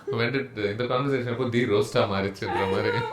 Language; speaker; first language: Tamil; native; Tamil